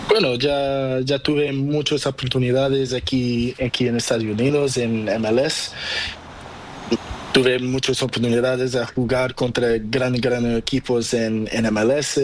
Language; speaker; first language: Spanish; non-native, learner; Portuguese